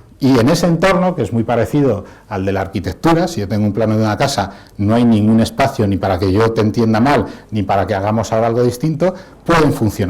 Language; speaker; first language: Spanish; native; Spanish